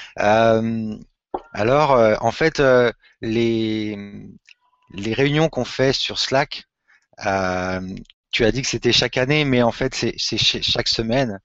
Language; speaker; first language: French; native; French